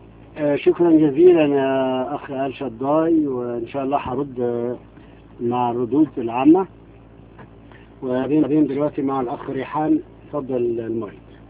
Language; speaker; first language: Arabic; native; Arabic